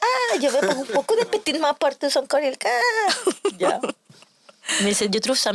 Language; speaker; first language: French; non-native, learner; Spanish